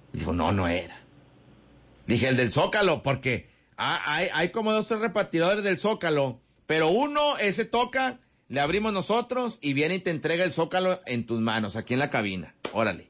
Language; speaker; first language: Spanish; native; Spanish